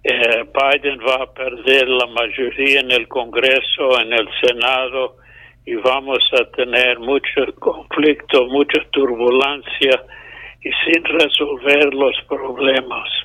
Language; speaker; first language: Spanish; non-native, fluent; English